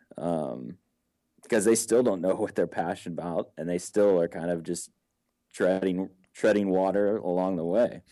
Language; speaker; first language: English; native; English